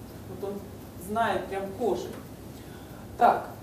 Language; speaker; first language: Russian; native; Russian